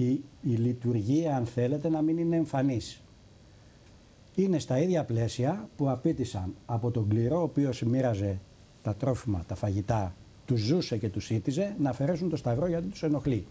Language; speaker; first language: Greek; native; Greek